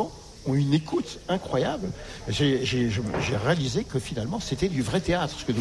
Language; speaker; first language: French; native; French